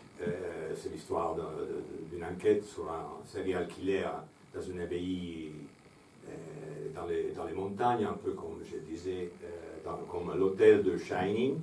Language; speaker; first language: French; non-native, fluent; Italian